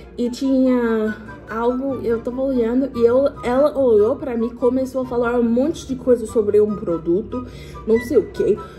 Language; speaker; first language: Portuguese; non-native, fluent; English